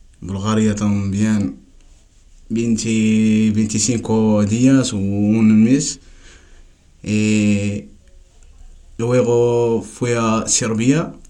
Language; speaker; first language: Spanish; non-native, learner; Tachelhit